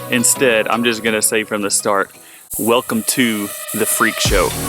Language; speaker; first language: English; native; English